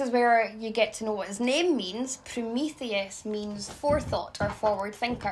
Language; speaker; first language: English; native; English